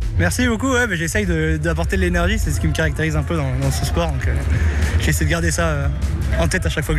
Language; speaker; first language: French; native; French